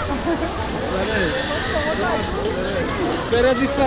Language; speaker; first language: Russian; non-native, learner; Polish